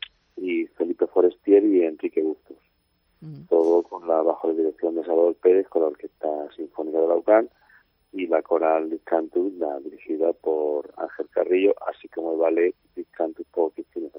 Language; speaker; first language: Spanish; native; Spanish